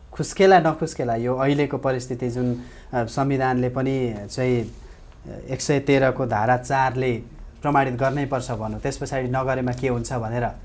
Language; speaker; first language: Nepali; native; Nepali